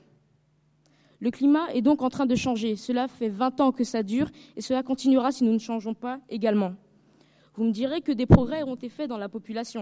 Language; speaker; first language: French; early bilingual, heritage; French